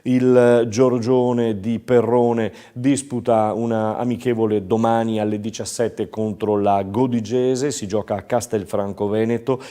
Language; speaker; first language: Italian; native; Italian